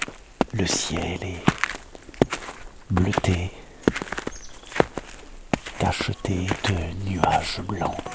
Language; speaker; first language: French; native; French